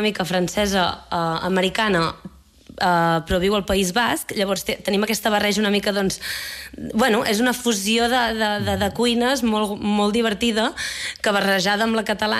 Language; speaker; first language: Catalan; native; Catalan